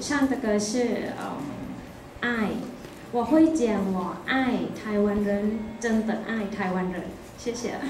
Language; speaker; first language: Chinese; non-native, learner; Thai